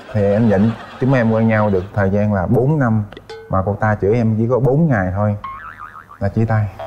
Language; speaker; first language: Vietnamese; native; Vietnamese